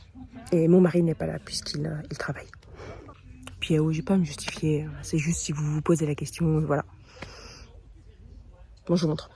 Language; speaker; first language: French; native; French